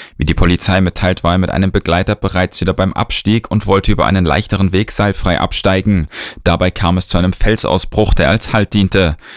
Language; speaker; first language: German; native; German